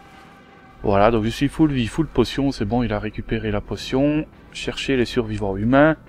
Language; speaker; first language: French; native; French